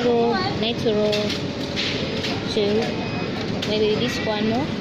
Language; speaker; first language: English; non-native, learner; Vietnamese